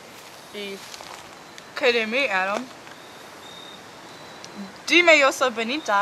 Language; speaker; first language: Spanish; non-native, learner; English